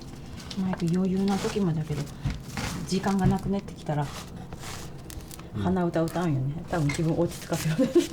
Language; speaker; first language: Japanese; native; Japanese